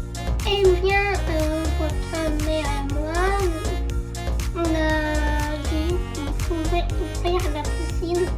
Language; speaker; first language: French; native; French